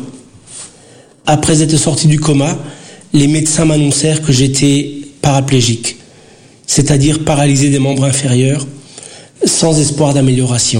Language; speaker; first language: French; early bilingual, other home language; Portuguese